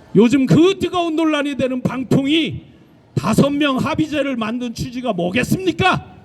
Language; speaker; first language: Korean; native; Korean